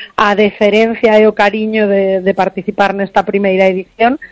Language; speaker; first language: Spanish; non-native, local second language; Galician